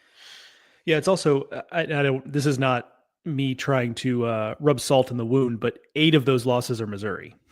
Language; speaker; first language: English; native; English